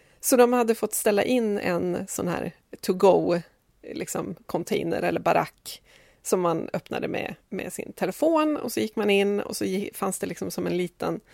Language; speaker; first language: Swedish; native; Swedish